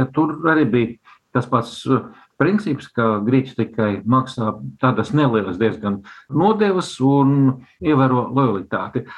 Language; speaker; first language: Latvian; non-native, local second language; Russian